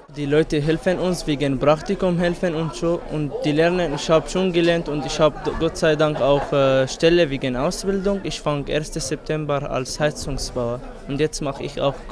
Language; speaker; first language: German; non-native, learner; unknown